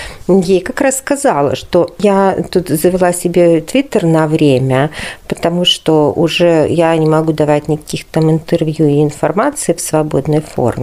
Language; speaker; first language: Russian; native; Russian